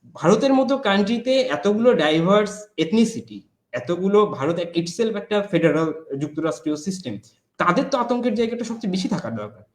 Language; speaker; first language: Bangla; non-native, local second language; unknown